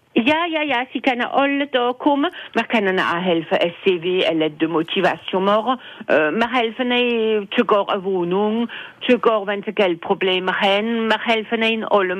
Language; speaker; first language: German; non-native, local second language; French